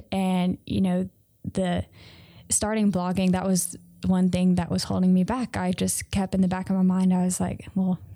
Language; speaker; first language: English; native; English